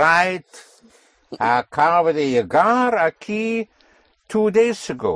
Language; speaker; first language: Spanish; non-native, fluent; English